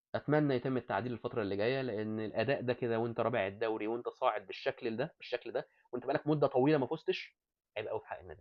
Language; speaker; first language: Arabic; native; Arabic